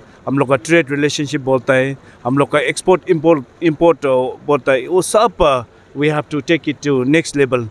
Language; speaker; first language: Hindi; non-native, learner; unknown